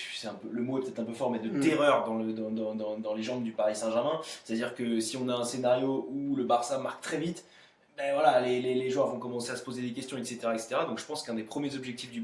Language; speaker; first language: French; native; French